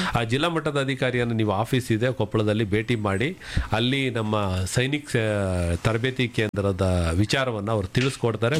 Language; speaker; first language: Kannada; native; Kannada